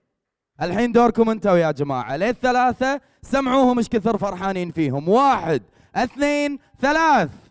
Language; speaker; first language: Arabic; native; Arabic